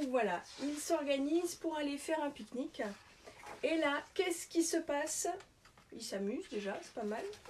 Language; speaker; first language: French; native; French